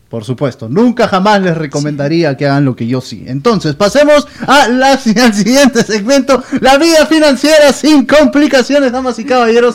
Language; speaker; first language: Spanish; native; Spanish